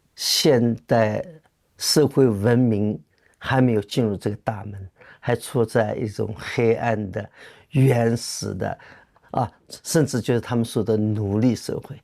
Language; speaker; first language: Chinese; native; Chinese